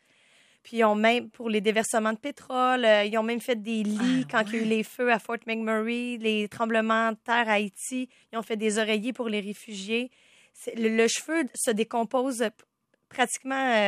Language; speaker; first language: French; native; French